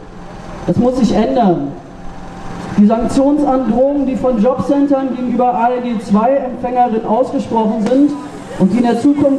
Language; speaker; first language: German; native; German